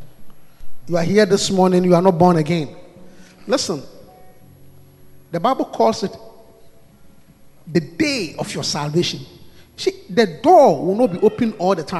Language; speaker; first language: English; non-native, local second language; Akan